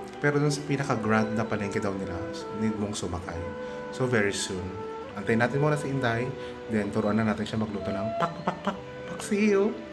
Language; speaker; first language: Filipino; non-native, local second language; Cebuano